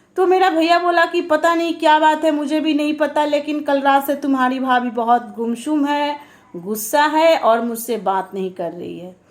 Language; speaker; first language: Hindi; native; Hindi